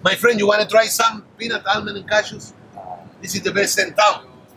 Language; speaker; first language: English; non-native, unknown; Spanish